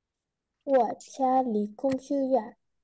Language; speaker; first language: Chinese; non-native, learner; Vietnamese